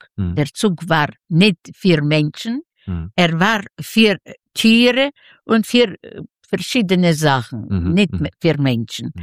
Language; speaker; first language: German; non-native, fluent; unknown